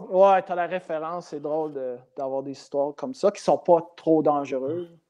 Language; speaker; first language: French; non-native, local second language; English